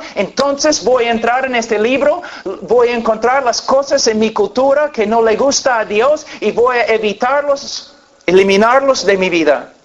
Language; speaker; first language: Spanish; non-native, fluent; English